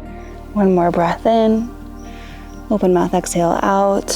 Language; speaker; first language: English; native; English